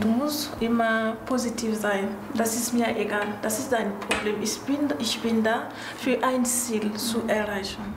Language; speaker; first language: German; non-native, learner; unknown